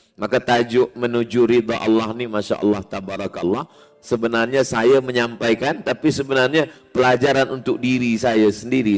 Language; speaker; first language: Malay; native; Malay